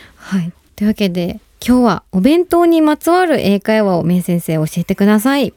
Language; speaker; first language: Japanese; native; Japanese